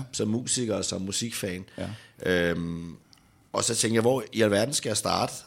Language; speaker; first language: Danish; native; Danish